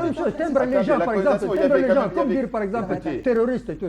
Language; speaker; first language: French; non-native, local second language; Arabic